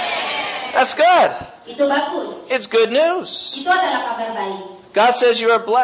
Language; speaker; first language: English; native; English